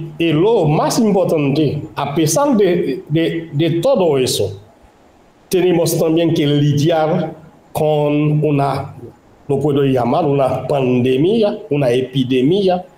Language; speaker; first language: Spanish; non-native, local second language; Haitian Creole